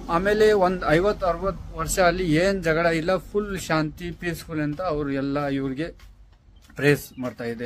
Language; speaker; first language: Kannada; non-native, local second language; Ladakhi